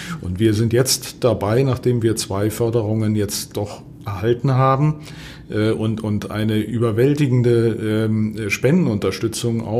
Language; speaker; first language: German; native; German